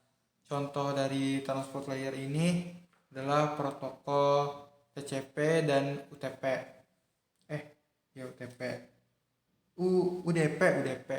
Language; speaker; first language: Indonesian; native; Indonesian